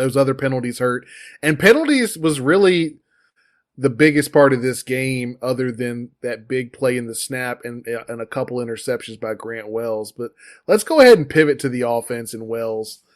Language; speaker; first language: English; native; English